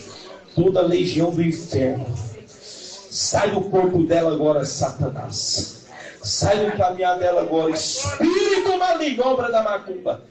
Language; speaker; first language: Portuguese; native; Portuguese